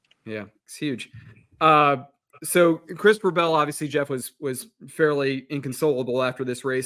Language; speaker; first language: English; native; English